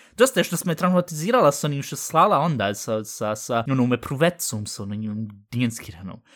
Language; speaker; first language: Bosnian; early bilingual, heritage; Bosnian